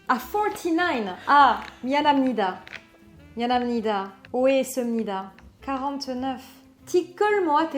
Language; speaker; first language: Korean; non-native, fluent; French